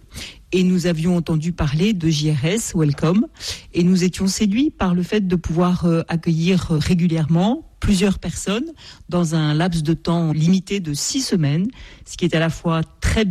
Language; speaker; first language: French; native; French